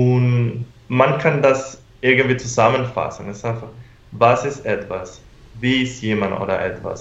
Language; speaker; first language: German; non-native, fluent; Spanish